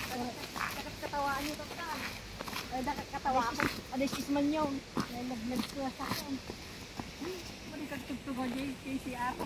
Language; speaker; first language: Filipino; non-native, local second language; Iloko